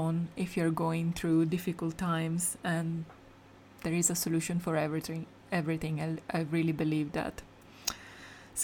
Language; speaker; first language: English; non-native, fluent; Italian